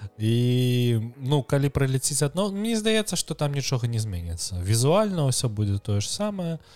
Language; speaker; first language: Belarusian; non-native, local second language; Russian